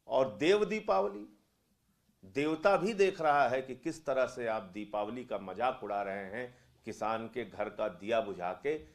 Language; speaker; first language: Hindi; native; Hindi